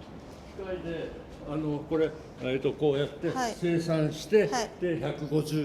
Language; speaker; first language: Japanese; native; Japanese